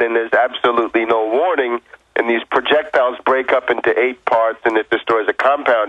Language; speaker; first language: English; native; English